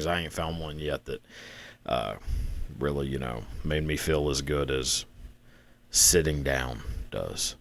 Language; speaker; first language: English; native; English